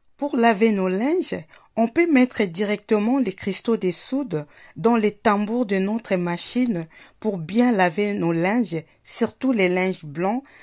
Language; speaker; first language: French; non-native, local second language; Lingala